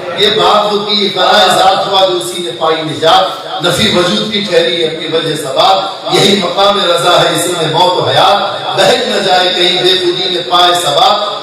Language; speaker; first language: Urdu; non-native, local second language; Sindhi